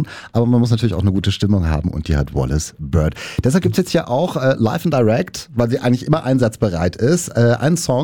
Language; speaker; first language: German; native; German